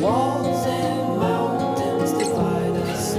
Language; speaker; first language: English; native; English